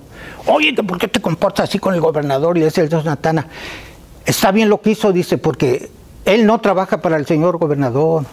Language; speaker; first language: Spanish; native; Spanish